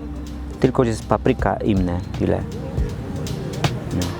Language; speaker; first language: Polish; non-native, learner; Spanish